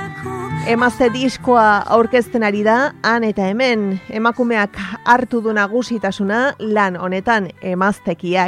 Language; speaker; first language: Basque; native; Basque